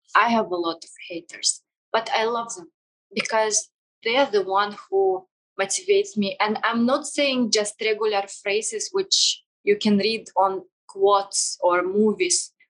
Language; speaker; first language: English; non-native, fluent; Kazakh